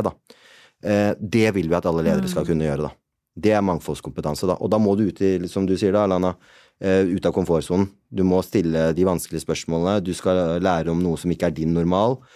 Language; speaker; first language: Norwegian; early bilingual, other home language; Punjabi